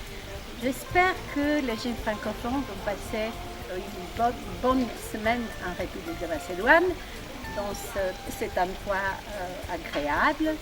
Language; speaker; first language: French; non-native, fluent; Macedonian